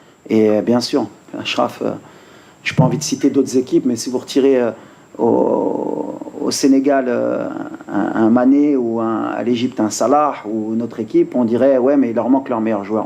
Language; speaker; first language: French; native; French